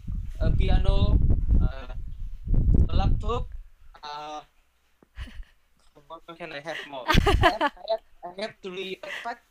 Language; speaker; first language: English; non-native, learner; Vietnamese